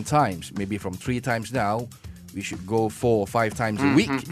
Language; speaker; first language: English; non-native, local second language; Malay